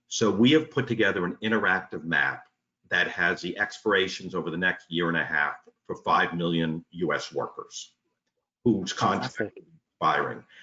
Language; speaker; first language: English; native; English